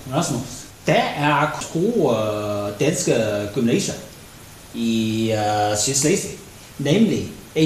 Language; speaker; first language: Danish; non-native, learner; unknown